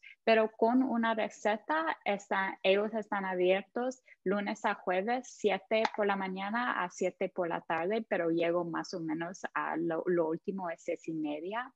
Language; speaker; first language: Spanish; non-native, fluent; English